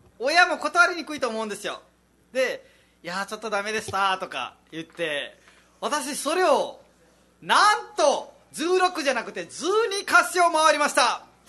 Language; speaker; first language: Japanese; non-native, fluent; Nepali